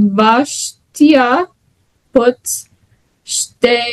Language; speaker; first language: Bulgarian; non-native, learner; English